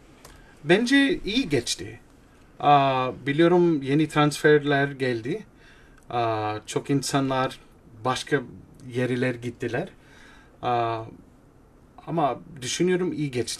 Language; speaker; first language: Turkish; non-native, learner; English